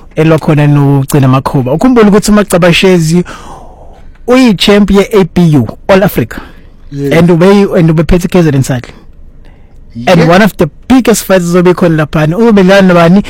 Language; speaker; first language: Zulu; native; Zulu